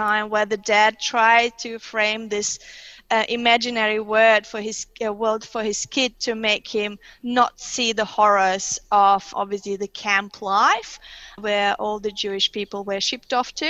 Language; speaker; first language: English; non-native, fluent; Russian